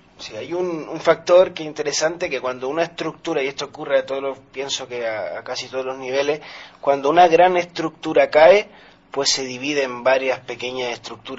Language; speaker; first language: Spanish; native; Spanish